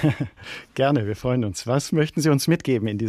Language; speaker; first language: German; native; German